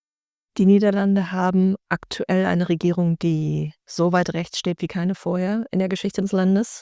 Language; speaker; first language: German; native; German